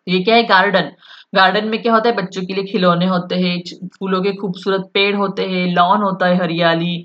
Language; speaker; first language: Hindi; non-native, local second language; Marathi